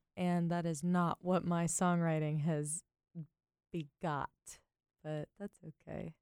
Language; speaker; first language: English; native; English